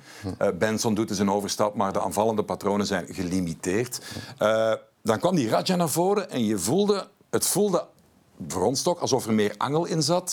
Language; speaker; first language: Dutch; native; Dutch